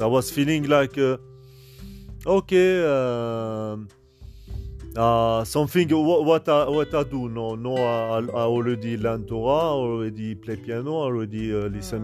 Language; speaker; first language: English; non-native, learner; French